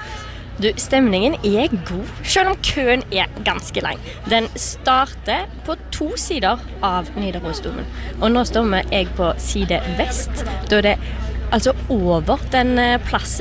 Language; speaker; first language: Norwegian; native; Norwegian